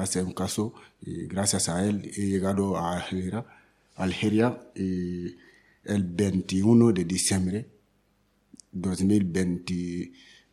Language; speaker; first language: Spanish; non-native, learner; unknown